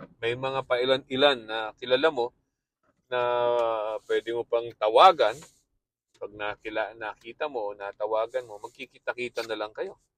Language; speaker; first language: Filipino; native; Filipino